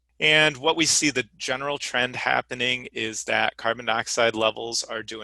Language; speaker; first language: English; native; English